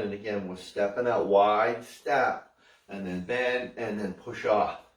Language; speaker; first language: English; native; English